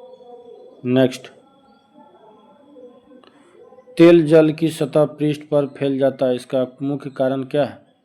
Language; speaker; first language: Hindi; native; Hindi